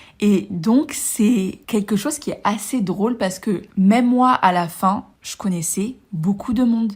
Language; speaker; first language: French; native; French